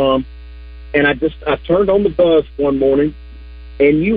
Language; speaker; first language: English; native; English